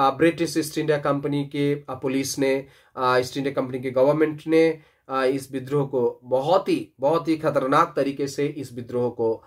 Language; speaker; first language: Hindi; non-native, local second language; Bangla